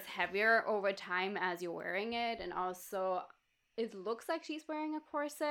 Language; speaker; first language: English; non-native, fluent; Russian